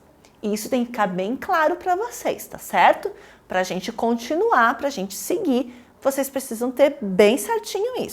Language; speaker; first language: Portuguese; native; Portuguese